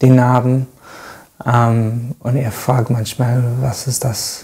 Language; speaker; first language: German; non-native, learner; English